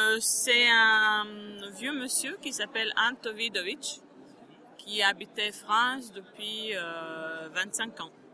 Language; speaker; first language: French; non-native, fluent; Croatian